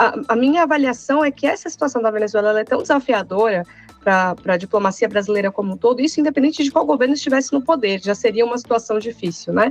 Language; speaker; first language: Portuguese; native; Portuguese